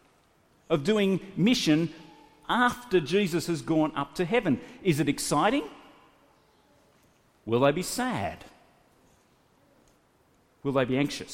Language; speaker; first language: English; native; English